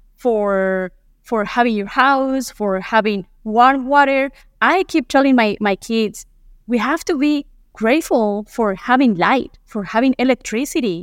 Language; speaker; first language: English; non-native, fluent; Spanish